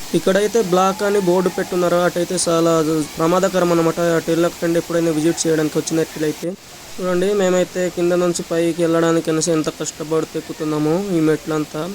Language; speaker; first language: Telugu; native; Telugu